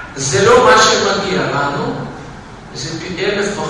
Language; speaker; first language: Hebrew; non-native, fluent; Russian